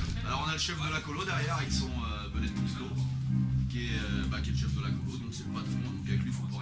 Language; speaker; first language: French; native; French